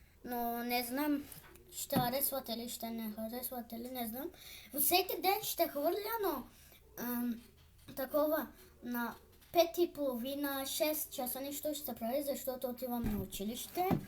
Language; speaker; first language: Bulgarian; non-native, local second language; Turkish